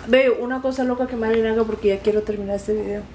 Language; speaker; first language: Spanish; early bilingual, heritage; Spanish